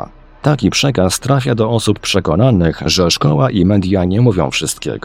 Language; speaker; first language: Polish; native; Polish